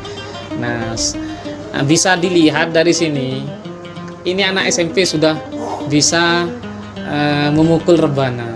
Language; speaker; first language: Indonesian; non-native, local second language; Madurese